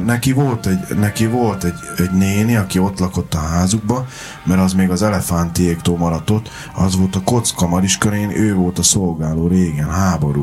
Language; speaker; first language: Hungarian; native; Hungarian